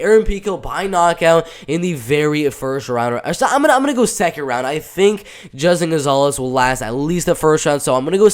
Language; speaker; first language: English; native; English